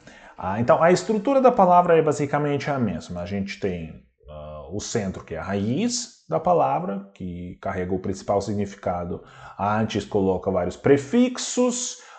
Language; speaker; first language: Portuguese; non-native, fluent; Russian